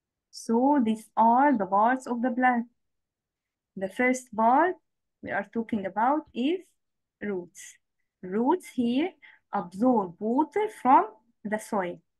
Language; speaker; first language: English; non-native, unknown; Arabic